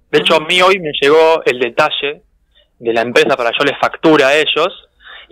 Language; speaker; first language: Spanish; native; Spanish